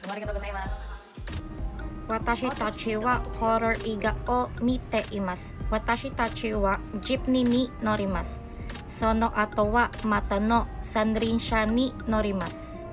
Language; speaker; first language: Japanese; non-native, learner; Filipino